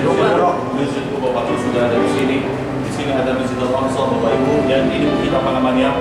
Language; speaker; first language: Indonesian; non-native, fluent; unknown